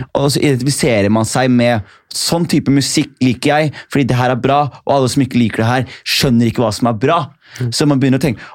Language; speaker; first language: Norwegian; early bilingual, other home language; Somali